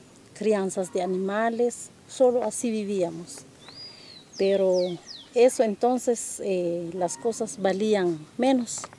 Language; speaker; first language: Spanish; non-native, local second language; Kaqchikel